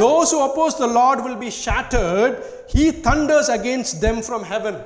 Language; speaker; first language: English; non-native, local second language; Tamil